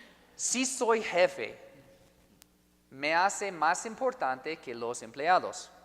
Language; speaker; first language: Spanish; non-native, fluent; English